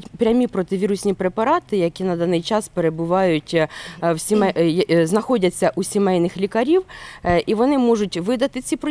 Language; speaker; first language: Ukrainian; native; Ukrainian